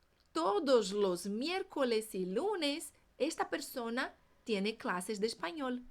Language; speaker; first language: Spanish; non-native, fluent; Portuguese